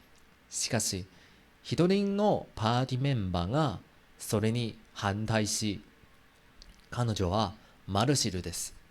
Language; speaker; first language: Japanese; non-native, learner; Chinese